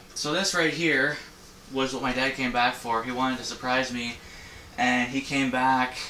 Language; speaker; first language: English; native; English